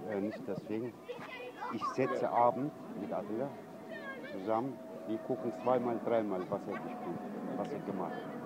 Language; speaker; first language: German; non-native, learner; Turkish